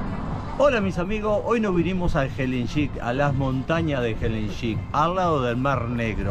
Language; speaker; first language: Spanish; native; Spanish